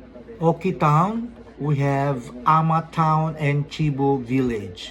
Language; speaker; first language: English; non-native, local second language; Filipino